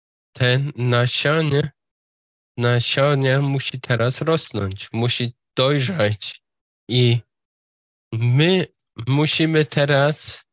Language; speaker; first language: Polish; non-native, fluent; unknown